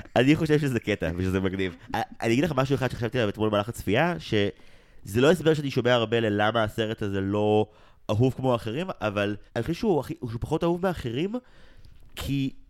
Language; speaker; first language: Hebrew; native; Hebrew